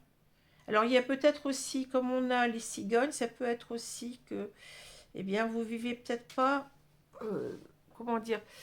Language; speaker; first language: French; native; French